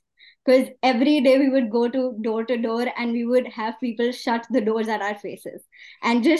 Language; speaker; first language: English; non-native, local second language; Hindi